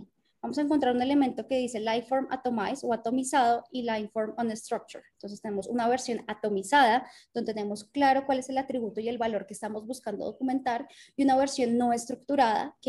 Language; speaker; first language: Spanish; native; Spanish